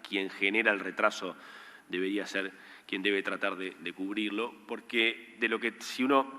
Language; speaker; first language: Spanish; native; Spanish